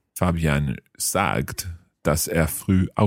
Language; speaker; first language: German; non-native, fluent; English